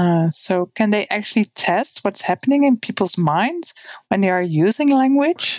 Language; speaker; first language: English; non-native, fluent; Dutch